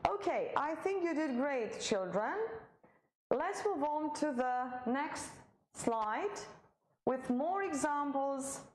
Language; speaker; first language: English; non-native, fluent; Romanian